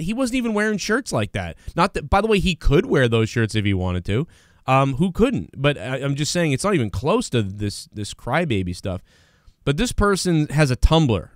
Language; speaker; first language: English; native; English